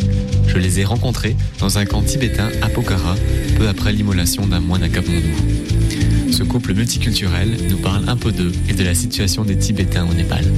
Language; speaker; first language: French; native; French